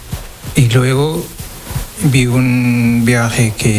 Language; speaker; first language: Spanish; non-native, learner; Wolof